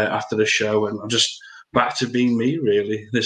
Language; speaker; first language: English; native; English